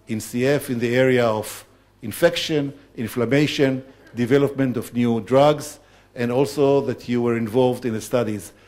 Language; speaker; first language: English; non-native, fluent; Hebrew